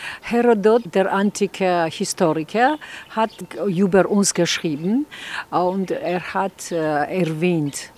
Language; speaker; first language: German; non-native, fluent; Georgian